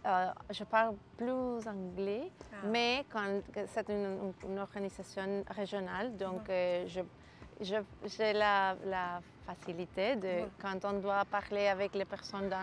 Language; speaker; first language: French; non-native, fluent; Spanish